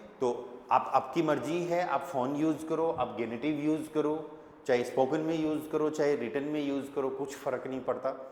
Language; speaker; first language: Hindi; native; Hindi